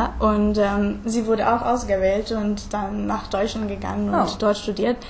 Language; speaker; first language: German; non-native, fluent; Hungarian